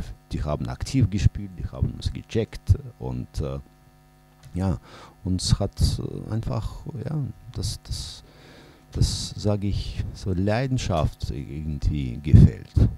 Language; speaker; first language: German; non-native, fluent; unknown